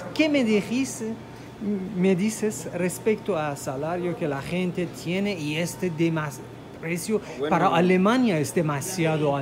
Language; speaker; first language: Spanish; non-native, fluent; German